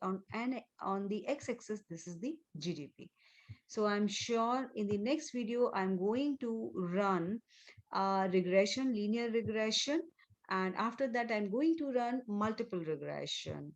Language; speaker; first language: English; non-native, local second language; Hindi